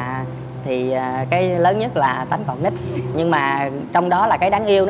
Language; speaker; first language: Vietnamese; native; Vietnamese